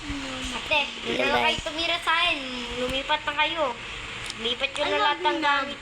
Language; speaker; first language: Filipino; native; Filipino